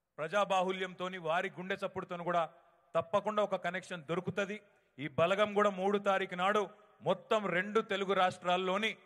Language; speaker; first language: Telugu; native; Telugu